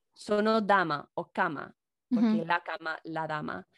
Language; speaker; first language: Spanish; non-native, fluent; English